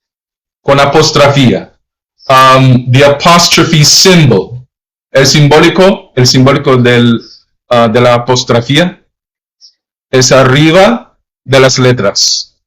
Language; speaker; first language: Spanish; non-native, learner; English